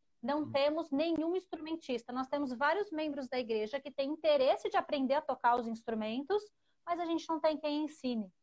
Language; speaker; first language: Portuguese; native; Portuguese